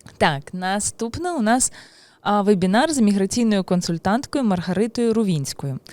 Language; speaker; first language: Ukrainian; native; Ukrainian